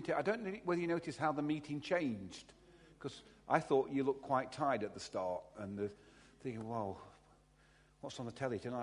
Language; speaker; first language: English; native; English